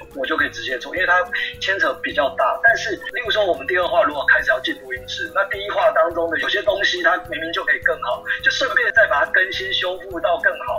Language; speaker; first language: Chinese; non-native, local second language; Min Nan Chinese